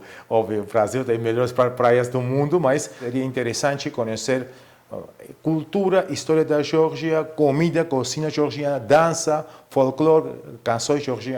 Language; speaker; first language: Portuguese; non-native, fluent; Georgian